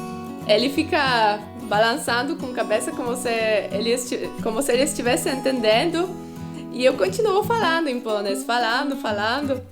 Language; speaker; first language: Portuguese; non-native, fluent; Polish